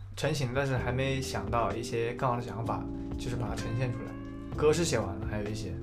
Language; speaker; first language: Chinese; non-native, local second language; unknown